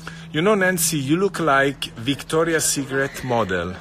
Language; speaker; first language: English; non-native, fluent; Italian